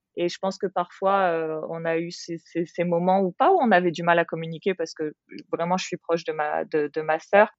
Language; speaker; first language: French; native; French